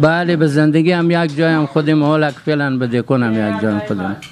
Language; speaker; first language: Persian; native; Persian